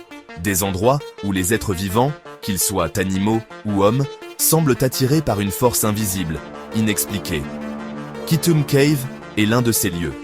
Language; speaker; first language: French; native; French